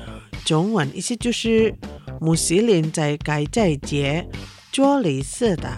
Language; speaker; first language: Chinese; non-native, local second language; Indonesian